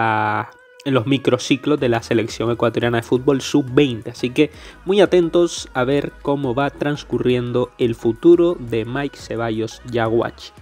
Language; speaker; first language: Spanish; native; Spanish